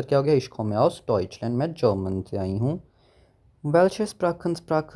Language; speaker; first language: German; non-native, learner; Hindi